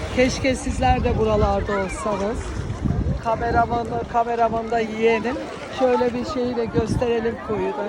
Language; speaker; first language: Turkish; native; Turkish